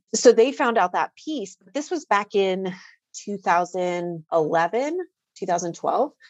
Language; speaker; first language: English; native; English